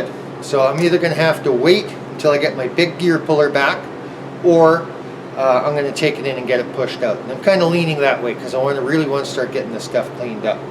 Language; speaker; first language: English; native; English